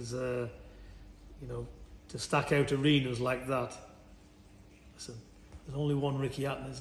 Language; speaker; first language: English; native; English